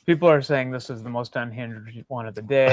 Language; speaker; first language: English; native; English